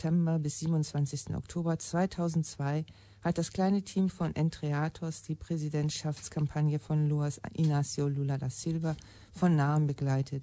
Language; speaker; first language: German; native; German